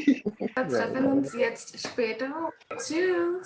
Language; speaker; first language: German; non-native, learner; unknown